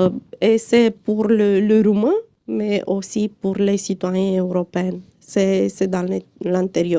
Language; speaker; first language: French; non-native, fluent; Romanian